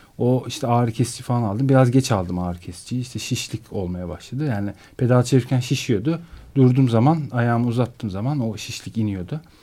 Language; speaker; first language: Turkish; native; Turkish